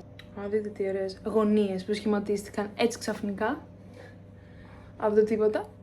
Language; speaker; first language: Greek; native; Greek